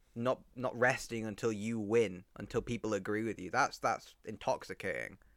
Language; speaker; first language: English; native; English